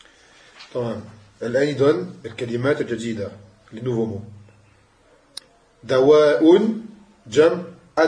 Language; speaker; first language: Arabic; non-native, fluent; French